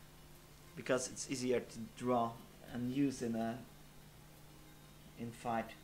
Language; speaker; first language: English; non-native, fluent; Polish